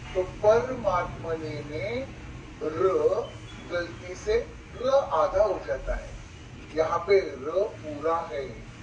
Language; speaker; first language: Hindi; non-native, local second language; Marathi